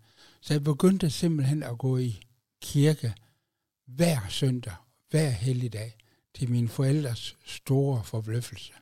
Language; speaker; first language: Danish; native; Danish